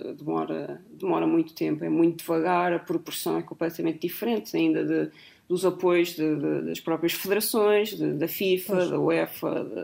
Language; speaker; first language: Portuguese; native; Portuguese